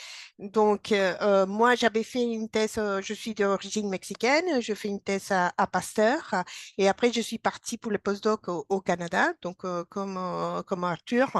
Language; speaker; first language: French; non-native, fluent; Spanish